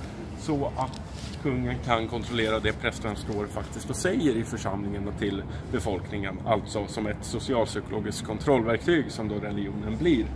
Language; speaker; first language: Swedish; native; Swedish